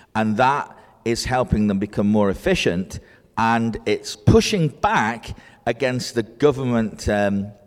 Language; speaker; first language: English; native; English